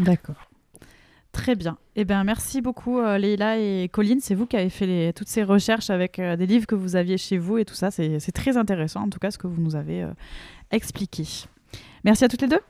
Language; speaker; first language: French; native; French